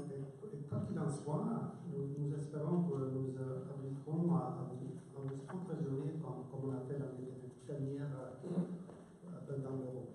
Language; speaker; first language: French; non-native, fluent; Icelandic